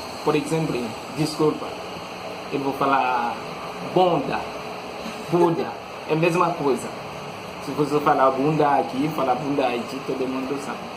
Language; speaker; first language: Portuguese; non-native, learner; Haitian Creole